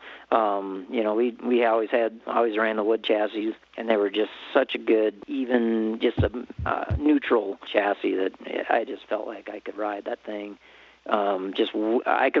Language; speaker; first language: English; native; English